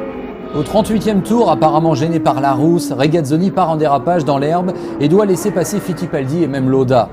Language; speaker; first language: French; native; French